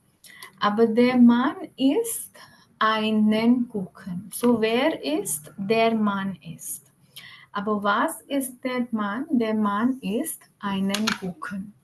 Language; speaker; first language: German; non-native, fluent; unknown